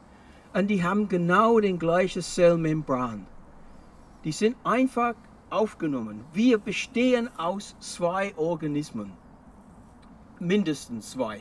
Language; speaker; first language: German; non-native, fluent; English